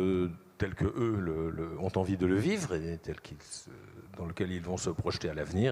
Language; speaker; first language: French; native; French